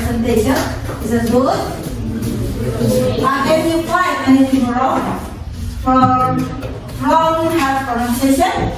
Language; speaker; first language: English; non-native, learner; Indonesian